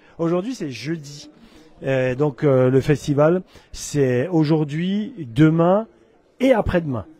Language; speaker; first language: French; native; French